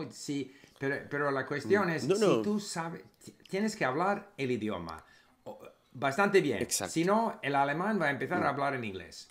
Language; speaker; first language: Spanish; non-native, fluent; English